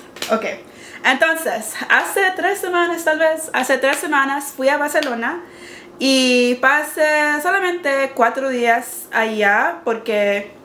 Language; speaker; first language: Spanish; non-native, learner; English